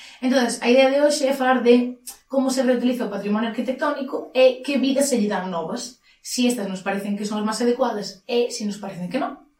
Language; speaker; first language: Galician; native; Galician